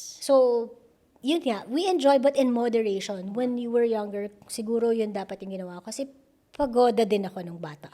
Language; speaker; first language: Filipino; native; Filipino